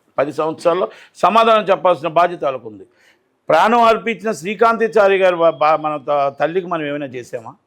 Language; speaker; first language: Telugu; native; Telugu